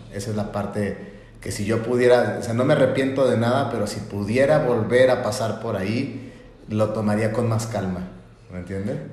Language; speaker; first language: Spanish; native; Spanish